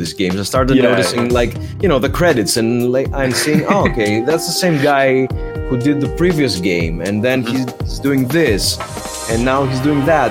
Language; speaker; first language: English; non-native, fluent; Greek